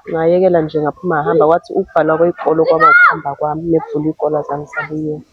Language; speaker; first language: Zulu; native; Zulu